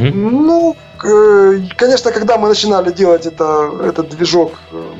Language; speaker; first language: Russian; native; Russian